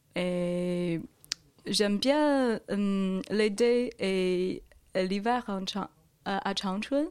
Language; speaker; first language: French; non-native, learner; Chinese